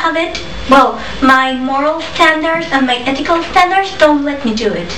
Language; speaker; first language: English; non-native, learner; Spanish